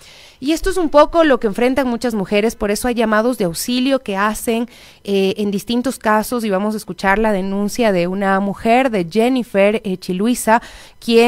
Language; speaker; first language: Spanish; native; Spanish